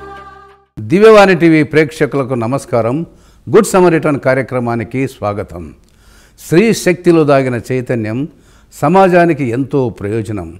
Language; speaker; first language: Telugu; native; Telugu